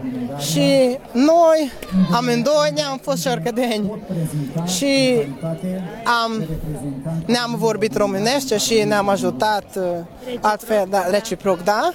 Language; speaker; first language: Romanian; non-native, learner; Hungarian